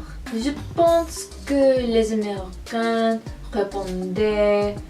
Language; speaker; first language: French; non-native, learner; English